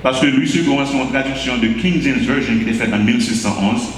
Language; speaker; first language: French; non-native, local second language; Haitian Creole